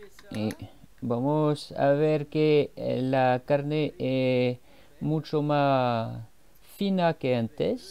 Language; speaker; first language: Spanish; non-native, fluent; French